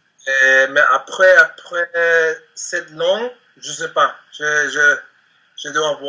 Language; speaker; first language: French; non-native, learner; Spanish